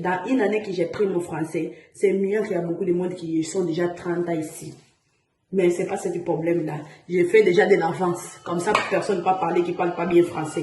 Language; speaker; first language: French; non-native, learner; Portuguese